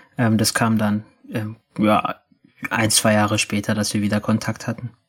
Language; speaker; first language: German; native; German